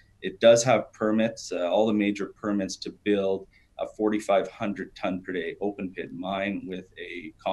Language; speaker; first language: English; native; English